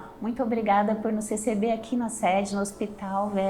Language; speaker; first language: Portuguese; native; Portuguese